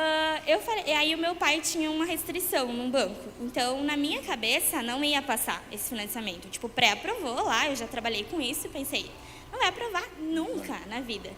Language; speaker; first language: Portuguese; native; Portuguese